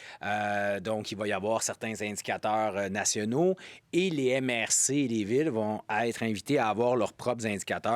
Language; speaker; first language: French; native; French